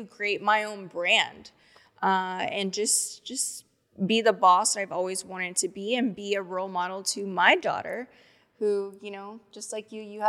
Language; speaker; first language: English; native; English